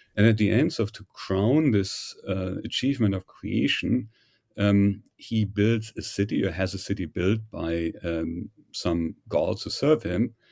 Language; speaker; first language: English; non-native, fluent; German